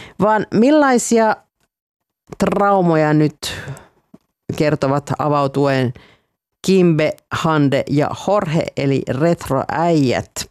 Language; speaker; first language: Finnish; native; Finnish